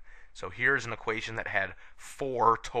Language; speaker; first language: English; native; English